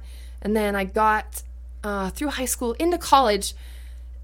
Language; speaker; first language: English; native; English